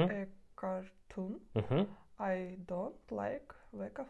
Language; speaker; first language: English; non-native, learner; Russian